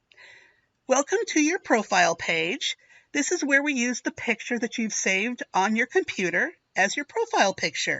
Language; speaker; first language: English; native; English